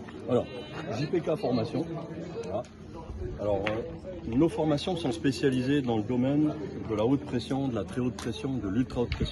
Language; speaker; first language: French; native; French